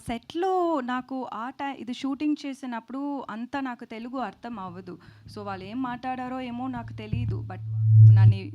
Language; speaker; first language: Telugu; non-native, learner; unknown